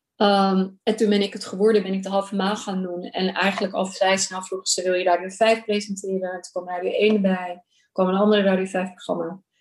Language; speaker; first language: Dutch; early bilingual, other home language; Urdu